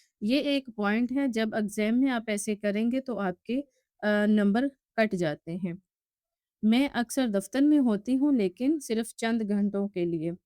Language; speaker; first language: Urdu; native; Urdu